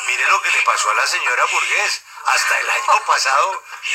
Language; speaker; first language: Spanish; native; Spanish